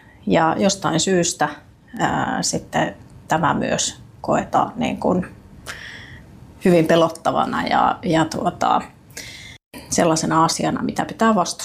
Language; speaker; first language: Finnish; native; Finnish